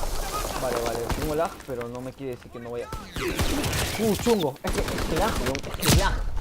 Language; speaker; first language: Spanish; native; Spanish